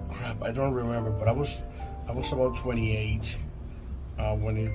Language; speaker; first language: English; native; English